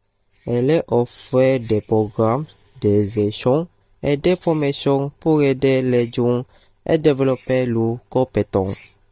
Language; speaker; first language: French; non-native, learner; Malay